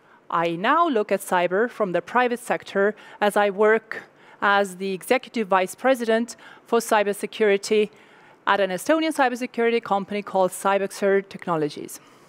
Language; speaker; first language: English; non-native, fluent; Estonian